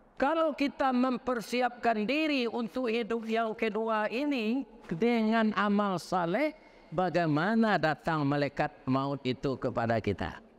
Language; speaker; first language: Indonesian; non-native, local second language; Minangkabau